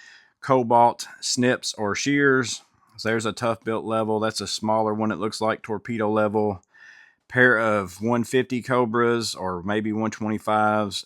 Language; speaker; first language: English; native; English